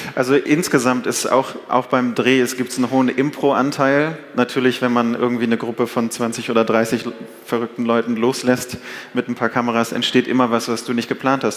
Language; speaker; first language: German; native; German